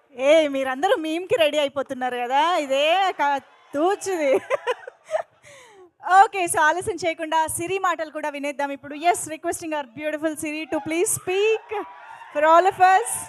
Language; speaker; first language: Telugu; native; Telugu